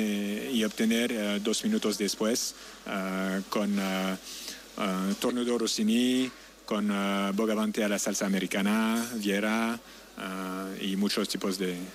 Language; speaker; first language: Spanish; non-native, learner; French